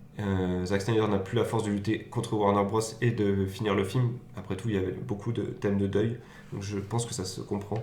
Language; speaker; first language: French; native; French